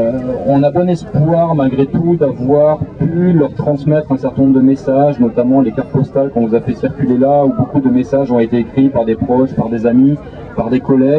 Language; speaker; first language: French; native; French